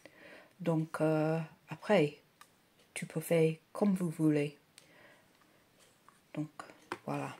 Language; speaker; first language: French; non-native, learner; English